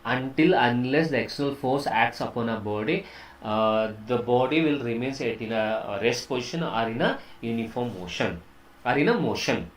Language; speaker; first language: English; non-native, local second language; Kannada